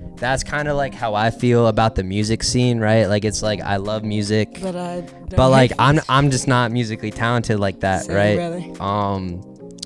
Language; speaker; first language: English; native; English